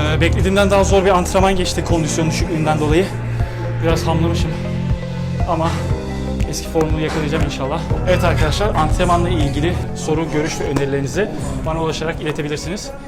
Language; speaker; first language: Turkish; native; Turkish